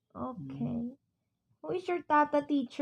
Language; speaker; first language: English; non-native, learner; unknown